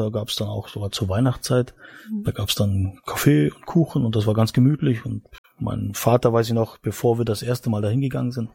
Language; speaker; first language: German; native; German